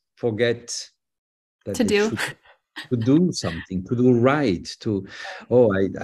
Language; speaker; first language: English; non-native, fluent; French